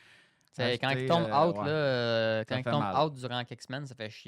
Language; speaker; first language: French; native; French